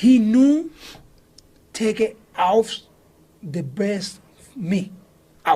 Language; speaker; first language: English; non-native, learner; Spanish